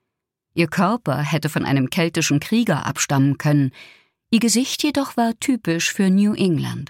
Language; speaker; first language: German; native; German